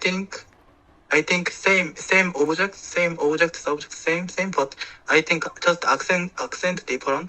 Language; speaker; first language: English; non-native, learner; Korean